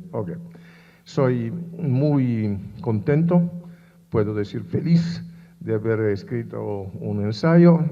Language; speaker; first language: Spanish; non-native, fluent; Italian